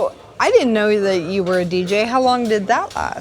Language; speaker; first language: English; native; English